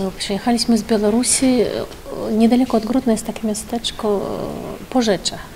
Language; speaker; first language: Polish; early bilingual, heritage; Polish